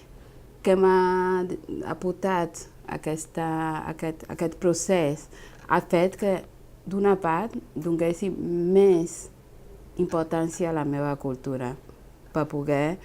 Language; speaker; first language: Catalan; non-native, fluent; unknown